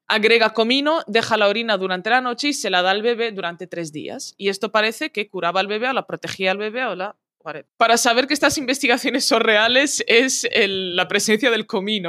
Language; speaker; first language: Spanish; early bilingual, other home language; Arabic